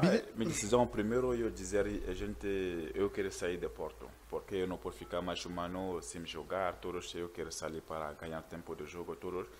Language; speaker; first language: Portuguese; non-native, learner; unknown